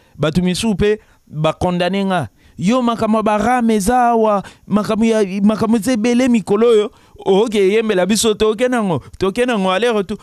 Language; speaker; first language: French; non-native, local second language; Lingala